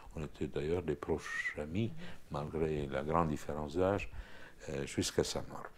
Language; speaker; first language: French; non-native, fluent; Romanian